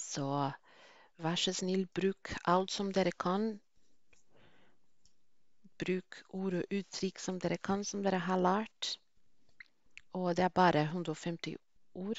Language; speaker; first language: Norwegian; non-native, fluent; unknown